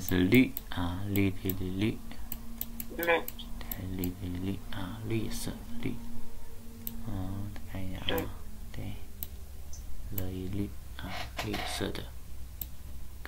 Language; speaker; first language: Chinese; native; Chinese